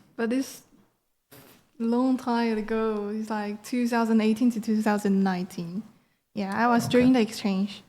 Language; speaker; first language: English; non-native, learner; Chinese